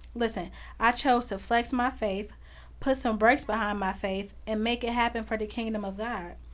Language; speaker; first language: English; native; English